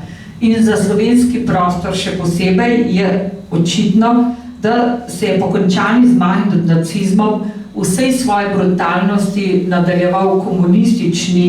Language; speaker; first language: Slovenian; native; Slovenian